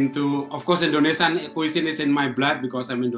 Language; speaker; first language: English; non-native, fluent; Indonesian